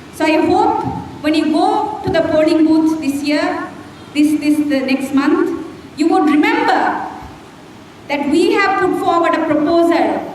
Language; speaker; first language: English; non-native, local second language; Tamil